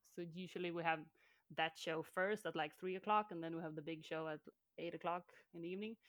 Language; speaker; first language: English; non-native, fluent; Swedish